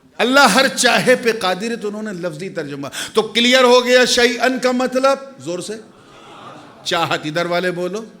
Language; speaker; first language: Urdu; native; Urdu